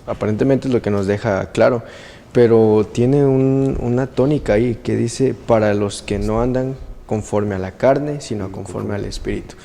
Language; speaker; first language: Spanish; native; Spanish